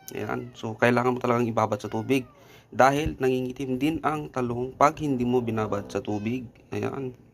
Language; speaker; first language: Filipino; non-native, local second language; Iloko